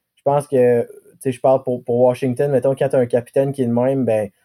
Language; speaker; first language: French; native; French